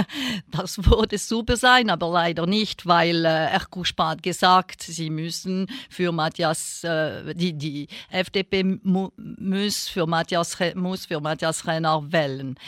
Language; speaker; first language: German; non-native, local second language; French